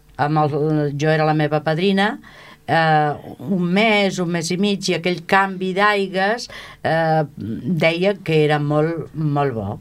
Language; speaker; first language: Catalan; native; Catalan